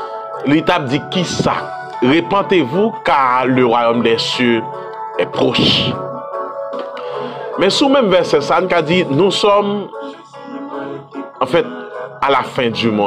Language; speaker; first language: French; non-native, local second language; Haitian Creole